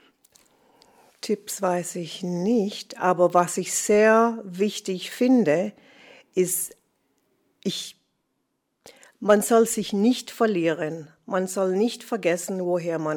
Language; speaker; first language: German; non-native, fluent; English